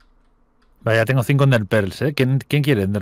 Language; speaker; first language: Spanish; native; Spanish